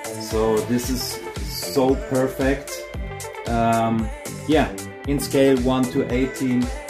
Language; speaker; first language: English; non-native, learner; German